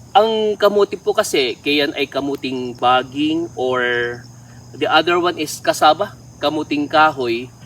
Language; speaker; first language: Filipino; non-native, local second language; Iloko